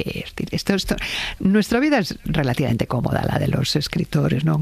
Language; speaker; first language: Spanish; native; Spanish